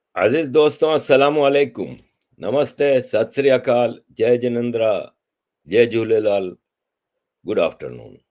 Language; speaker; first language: Urdu; native; Urdu